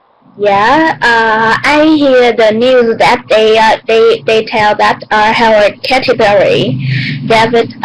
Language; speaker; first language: English; non-native, learner; Vietnamese